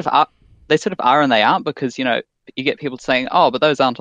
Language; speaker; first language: English; native; English